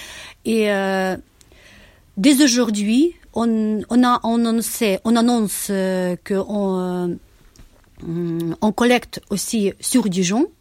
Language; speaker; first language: French; non-native, learner; Ukrainian